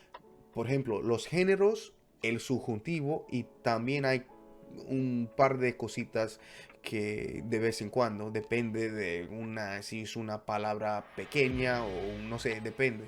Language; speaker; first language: Spanish; non-native, fluent; English